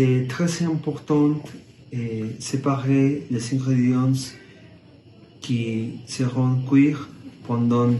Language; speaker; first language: French; non-native, learner; Spanish